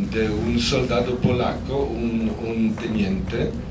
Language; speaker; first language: Spanish; non-native, fluent; Polish